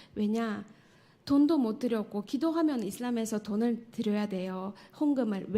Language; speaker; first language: Korean; non-native, fluent; Tajik